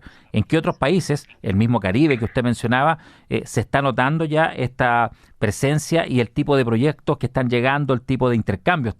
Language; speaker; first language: Spanish; native; Spanish